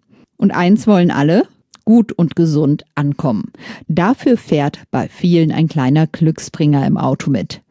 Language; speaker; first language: German; native; German